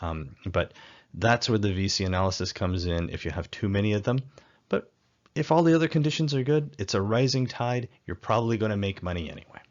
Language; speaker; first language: English; native; English